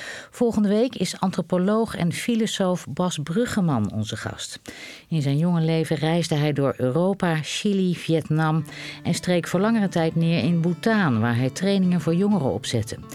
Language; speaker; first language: Dutch; native; Dutch